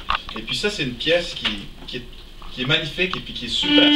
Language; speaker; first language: French; native; French